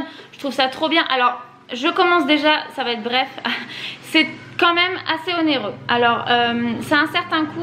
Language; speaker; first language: French; native; French